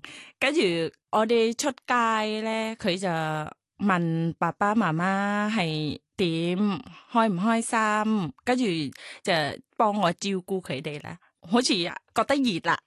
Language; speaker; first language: Cantonese; non-native, learner; Thai